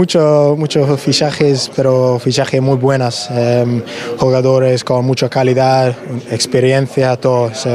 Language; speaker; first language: Spanish; non-native, learner; English